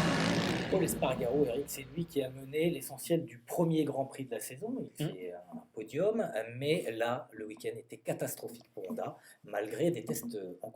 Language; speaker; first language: French; native; French